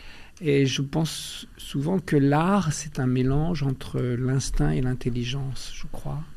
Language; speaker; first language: French; early bilingual, other home language; Albanian